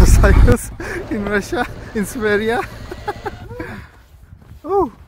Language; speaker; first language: English; non-native, learner; Turkish